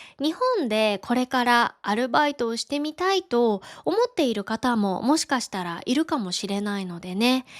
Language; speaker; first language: Japanese; native; Japanese